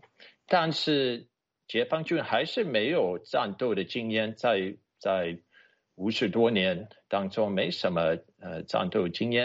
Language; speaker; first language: Chinese; non-native, fluent; English